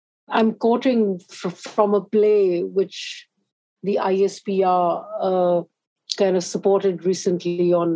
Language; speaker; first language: English; non-native, local second language; Urdu